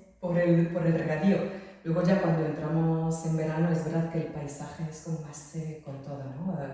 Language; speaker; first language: Spanish; native; Spanish